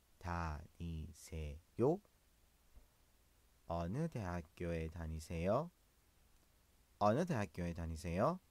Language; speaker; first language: Korean; non-native, fluent; Persian